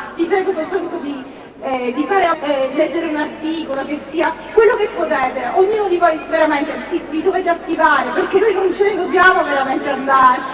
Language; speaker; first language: Italian; native; Italian